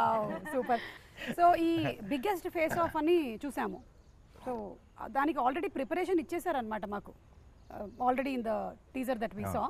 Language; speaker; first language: Telugu; native; Telugu